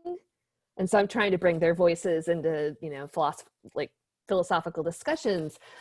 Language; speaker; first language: English; native; English